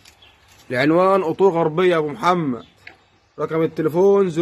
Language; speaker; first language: Arabic; native; Arabic